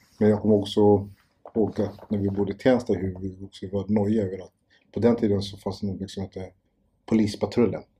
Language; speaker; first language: Swedish; early bilingual, other home language; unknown